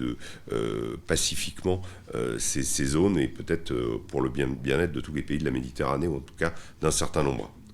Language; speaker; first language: French; native; French